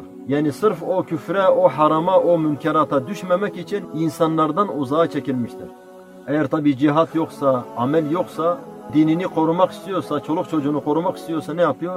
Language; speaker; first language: Turkish; native; Turkish